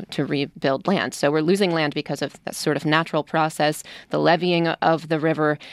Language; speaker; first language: English; native; English